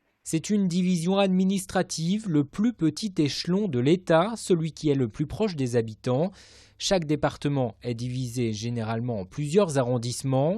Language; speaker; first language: French; native; French